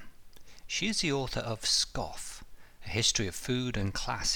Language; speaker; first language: English; native; English